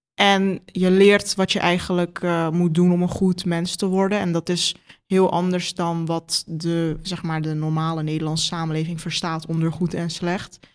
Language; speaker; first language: Dutch; early bilingual, other home language; Turkish